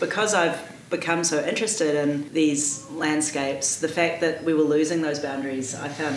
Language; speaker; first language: English; native; English